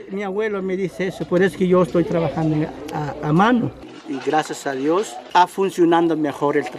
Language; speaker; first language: Spanish; non-native, local second language; Kaqchikel